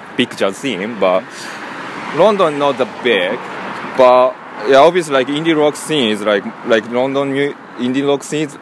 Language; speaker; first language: English; non-native, learner; Japanese